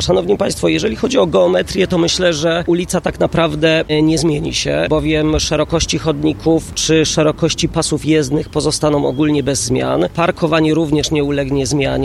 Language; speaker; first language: Polish; native; Polish